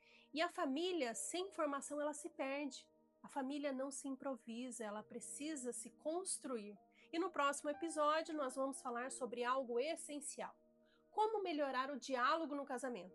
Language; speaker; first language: Portuguese; native; Portuguese